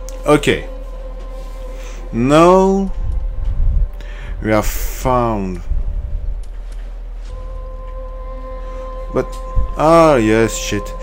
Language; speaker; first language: English; non-native, learner; French